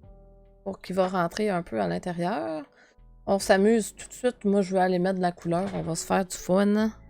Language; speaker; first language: French; native; French